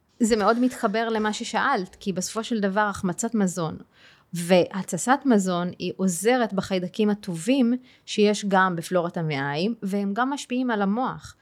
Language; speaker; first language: Hebrew; non-native, local second language; Arabic